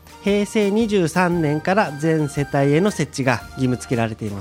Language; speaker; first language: Japanese; native; Japanese